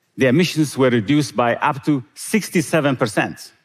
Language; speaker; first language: English; non-native, fluent; Tigrinya